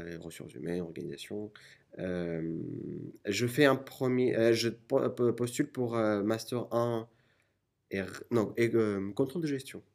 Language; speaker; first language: French; non-native, fluent; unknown